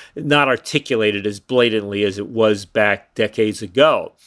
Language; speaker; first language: English; native; English